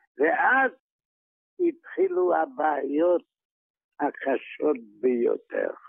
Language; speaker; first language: Hebrew; non-native, fluent; Yiddish